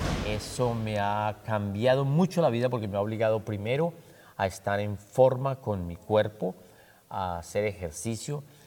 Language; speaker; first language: Spanish; native; Spanish